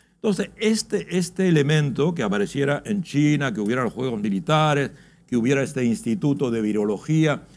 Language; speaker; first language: Spanish; early bilingual, heritage; Spanish